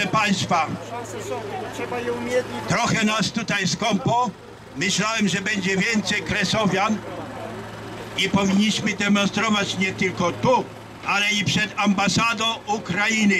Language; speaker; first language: Polish; native; Polish